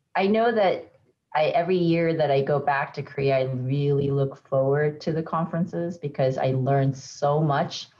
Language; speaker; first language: English; native; English